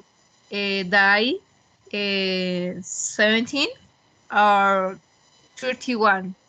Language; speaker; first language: English; non-native, learner; Spanish